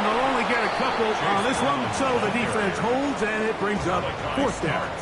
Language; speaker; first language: English; native; English